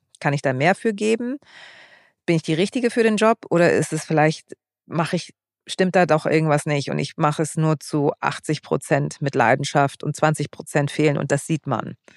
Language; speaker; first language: German; early bilingual, other home language; Greek